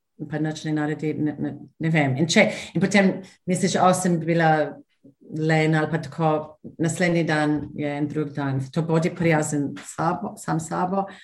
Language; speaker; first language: Slovenian; non-native, fluent; English